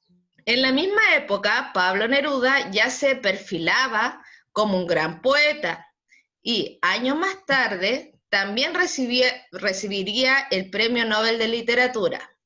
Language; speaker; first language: Spanish; native; Spanish